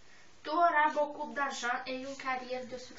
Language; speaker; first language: French; non-native, learner; Romanian